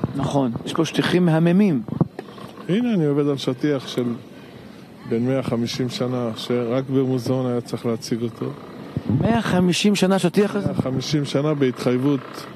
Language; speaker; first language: Hebrew; native; Hebrew